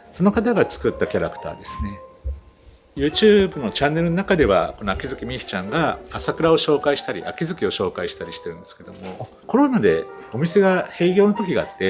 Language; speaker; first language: Japanese; native; Japanese